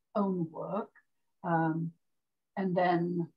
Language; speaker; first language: English; native; English